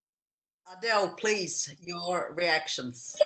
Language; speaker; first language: English; non-native, fluent; Portuguese